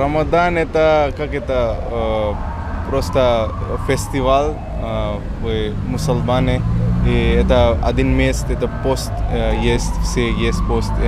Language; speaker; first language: Russian; non-native, learner; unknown